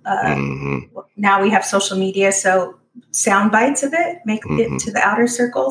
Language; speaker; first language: English; native; English